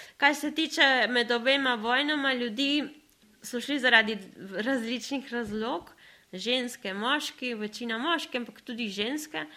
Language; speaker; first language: Slovenian; early bilingual, other home language; Spanish